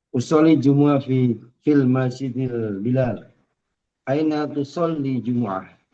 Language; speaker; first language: Arabic; non-native, learner; Indonesian